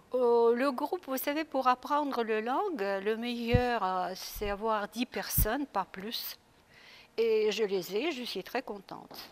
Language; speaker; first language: French; non-native, fluent; Russian